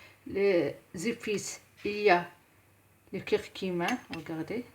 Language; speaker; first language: French; non-native, local second language; Arabic